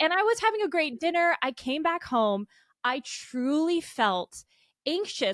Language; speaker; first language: English; native; English